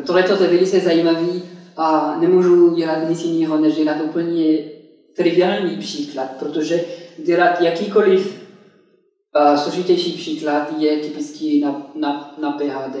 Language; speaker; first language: Czech; non-native, fluent; French